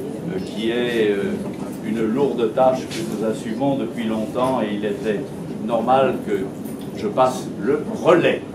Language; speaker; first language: French; native; French